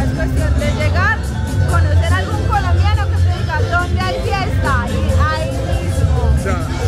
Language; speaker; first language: Spanish; native; Spanish